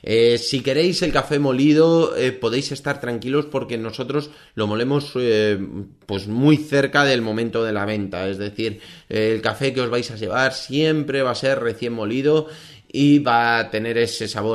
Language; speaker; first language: Spanish; native; Spanish